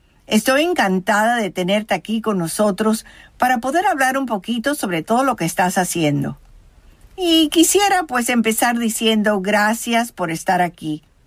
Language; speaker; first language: Spanish; early bilingual, heritage; Spanish